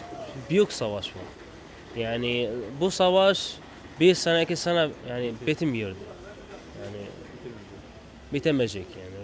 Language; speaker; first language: Turkish; non-native, learner; Arabic